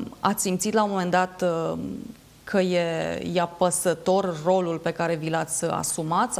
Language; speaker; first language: Romanian; native; Romanian